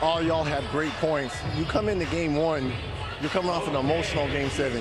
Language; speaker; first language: English; native; English